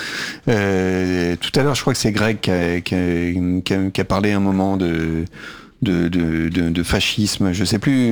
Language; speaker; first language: French; native; French